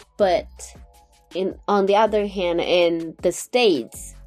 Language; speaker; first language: English; non-native, fluent; Japanese